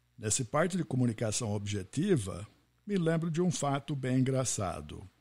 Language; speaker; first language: Portuguese; non-native, fluent; English